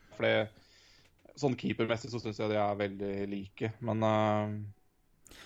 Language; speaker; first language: Norwegian; native; Norwegian